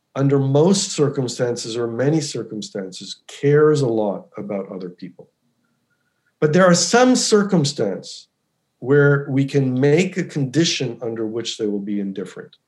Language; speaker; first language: English; native; English